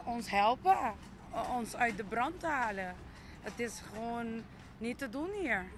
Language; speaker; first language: Dutch; non-native, local second language; Papiamento